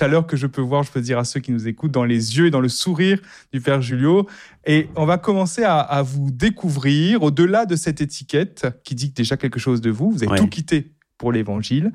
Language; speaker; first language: French; native; French